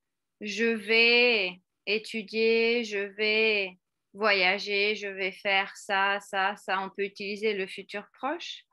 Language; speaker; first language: French; non-native, fluent; Spanish